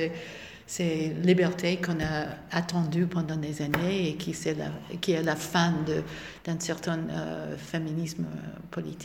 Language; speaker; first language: French; non-native, fluent; English